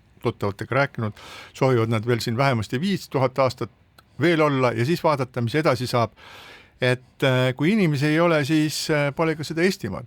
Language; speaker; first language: Estonian; native; Estonian